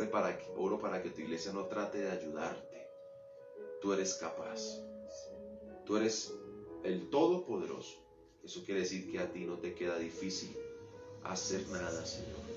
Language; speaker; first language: Spanish; native; Spanish